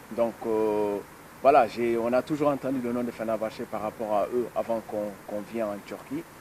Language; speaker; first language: French; non-native, local second language; Wolof